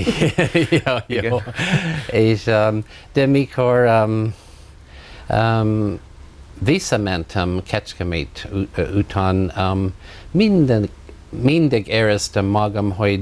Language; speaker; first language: Hungarian; non-native, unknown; English